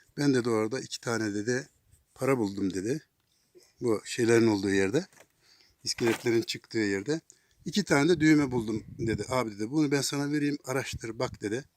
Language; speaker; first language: Turkish; native; Turkish